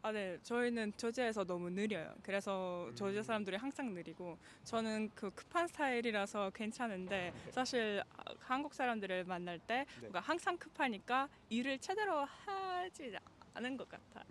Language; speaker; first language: Korean; non-native, fluent; Georgian